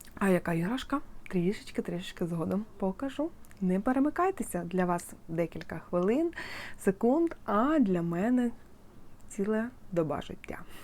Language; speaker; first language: Ukrainian; non-native, local second language; Russian